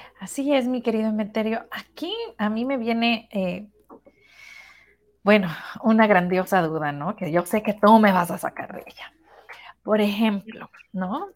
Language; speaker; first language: Spanish; native; Spanish